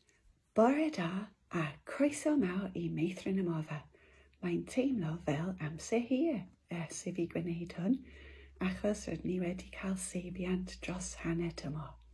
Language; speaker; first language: Welsh; non-native, local second language; English